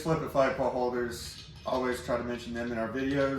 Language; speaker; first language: English; native; English